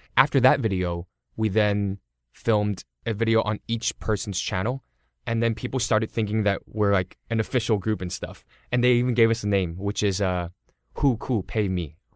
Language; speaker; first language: English; early bilingual, other home language; Cantonese